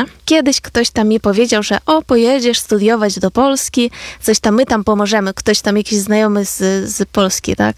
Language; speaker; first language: Polish; non-native, fluent; Ukrainian